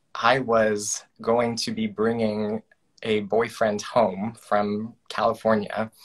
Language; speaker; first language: English; native; English